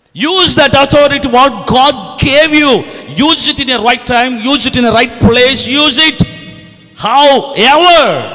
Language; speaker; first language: English; non-native, local second language; Telugu